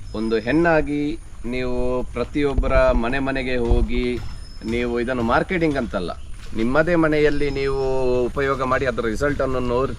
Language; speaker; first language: Kannada; native; Kannada